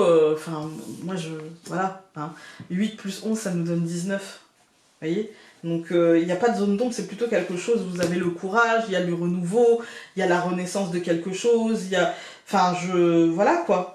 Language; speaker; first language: French; native; French